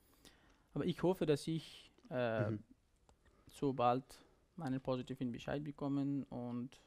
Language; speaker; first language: German; non-native, learner; Persian